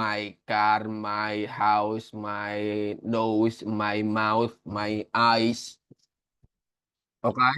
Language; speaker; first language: English; non-native, learner; Indonesian